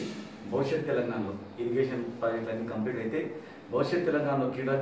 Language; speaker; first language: Telugu; native; Telugu